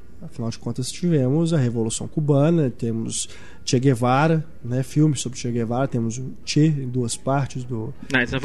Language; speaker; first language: Portuguese; native; Portuguese